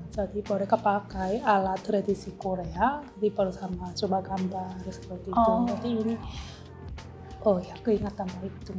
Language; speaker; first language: Indonesian; non-native, learner; Korean